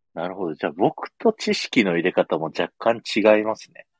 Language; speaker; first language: Japanese; native; Japanese